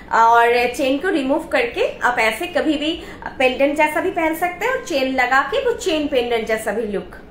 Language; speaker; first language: Hindi; non-native, local second language; Bangla